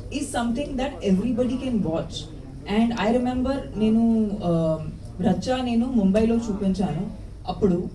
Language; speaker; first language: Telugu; non-native, local second language; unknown